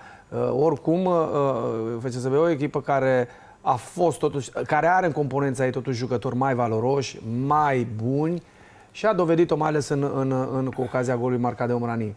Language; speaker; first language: Romanian; native; Romanian